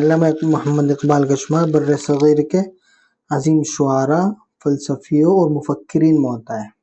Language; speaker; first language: Urdu; native; Urdu